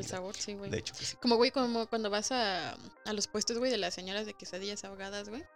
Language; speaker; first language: Spanish; native; Spanish